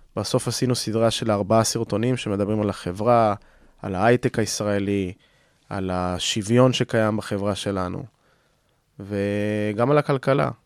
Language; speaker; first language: Hebrew; non-native, fluent; Spanish